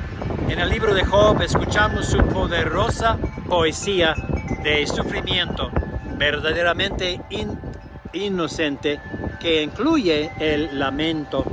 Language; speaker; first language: Spanish; non-native, fluent; English